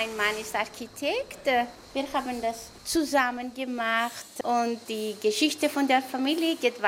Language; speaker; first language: German; non-native, fluent; Greek